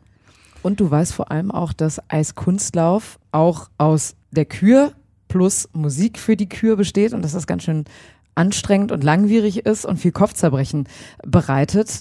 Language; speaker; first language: German; native; German